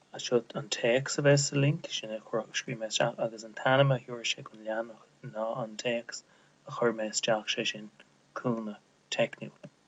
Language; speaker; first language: Irish; native; Irish